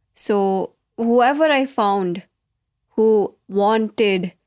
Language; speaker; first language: English; native; English